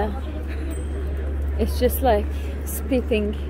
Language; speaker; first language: English; native; English